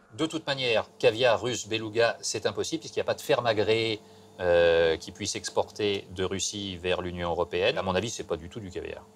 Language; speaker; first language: French; native; French